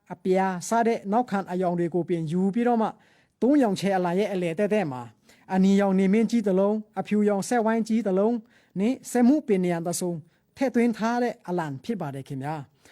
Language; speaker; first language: Burmese; non-native, local second language; Pa'o Karen